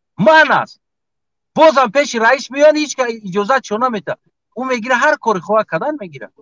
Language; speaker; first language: Tajik; native; Tajik